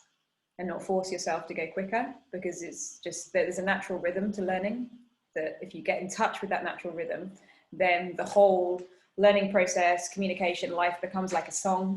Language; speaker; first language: English; non-native, fluent; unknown